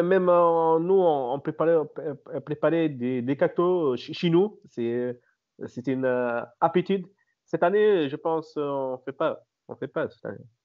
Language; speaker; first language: French; non-native, local second language; Arabic